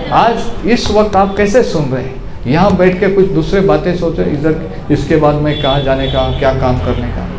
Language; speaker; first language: Hindi; non-native, local second language; Marathi